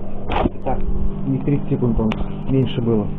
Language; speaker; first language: Russian; native; Russian